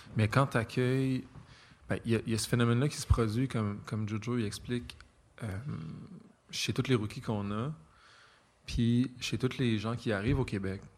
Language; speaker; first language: French; native; French